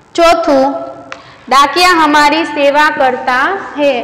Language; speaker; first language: Hindi; non-native, local second language; Gujarati